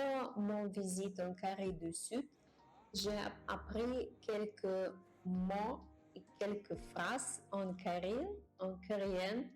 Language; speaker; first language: French; non-native, learner; Japanese